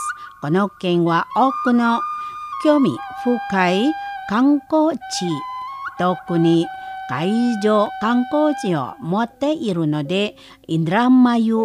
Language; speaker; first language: Japanese; non-native, fluent; Indonesian